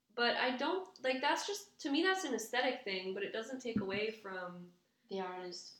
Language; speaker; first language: English; native; English